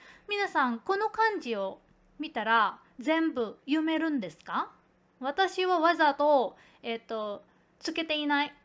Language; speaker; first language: Japanese; non-native, fluent; Filipino